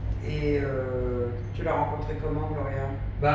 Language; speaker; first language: French; native; French